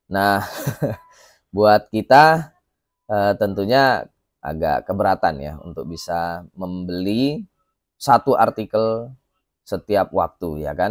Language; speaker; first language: Indonesian; native; Indonesian